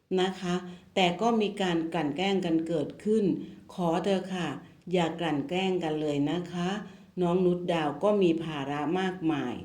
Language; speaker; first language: Thai; native; Thai